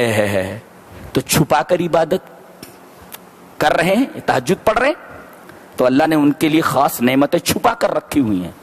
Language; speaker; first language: Urdu; native; Urdu